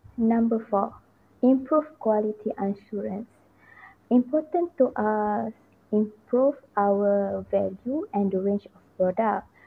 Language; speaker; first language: English; non-native, local second language; Malay